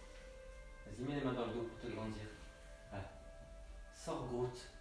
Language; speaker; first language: French; native; French